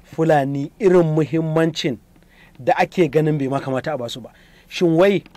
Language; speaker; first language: Hausa; native; Hausa